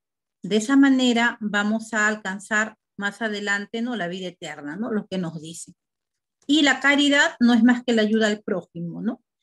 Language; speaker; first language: Spanish; native; Spanish